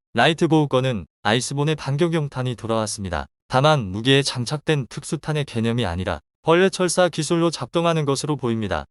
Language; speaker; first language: Korean; native; Korean